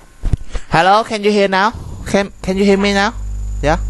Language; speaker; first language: English; non-native, learner; Vietnamese